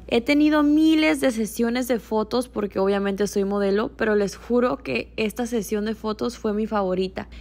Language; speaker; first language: Spanish; early bilingual, heritage; Spanish